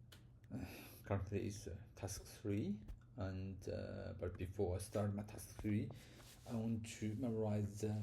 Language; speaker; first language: English; non-native, learner; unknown